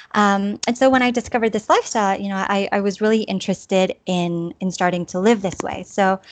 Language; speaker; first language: English; native; English